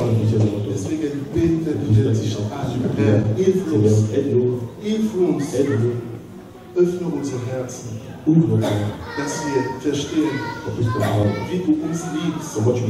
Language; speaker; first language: German; non-native, learner; French